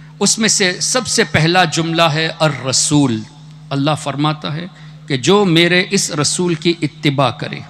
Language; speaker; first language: Urdu; non-native, fluent; Memoni